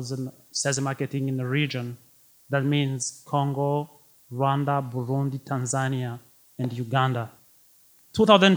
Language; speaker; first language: English; non-native, fluent; Rundi